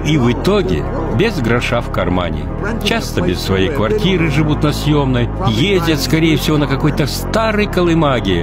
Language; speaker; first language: Russian; native; Russian